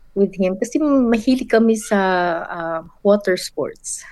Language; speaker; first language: English; non-native, local second language; Filipino